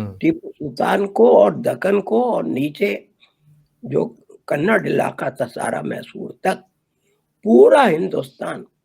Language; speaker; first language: Urdu; non-native, local second language; Saraiki